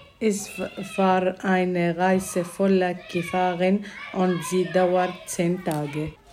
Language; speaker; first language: German; non-native, learner; Arabic